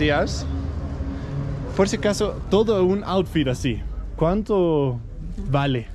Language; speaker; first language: Spanish; non-native, learner; Danish